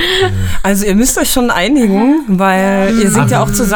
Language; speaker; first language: German; native; German